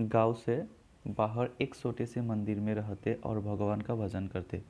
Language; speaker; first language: Hindi; non-native, local second language; Assamese